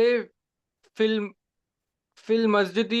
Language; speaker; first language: Arabic; non-native, learner; Urdu